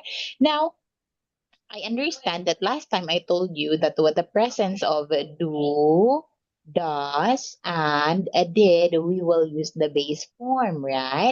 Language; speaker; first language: English; non-native, local second language; Filipino